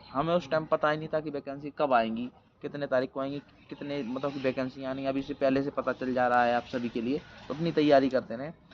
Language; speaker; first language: Hindi; native; Hindi